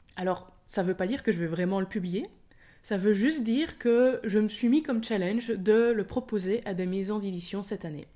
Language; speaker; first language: French; native; French